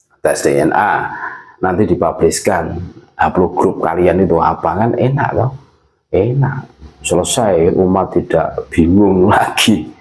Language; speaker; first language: Indonesian; native; Indonesian